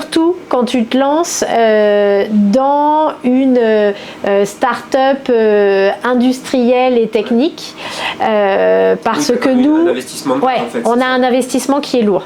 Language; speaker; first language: French; native; French